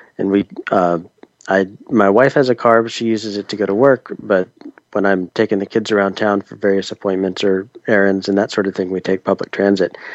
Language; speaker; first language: English; native; English